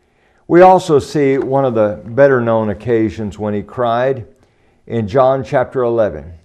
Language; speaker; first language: English; native; English